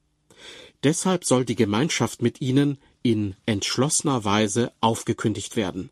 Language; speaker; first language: German; native; German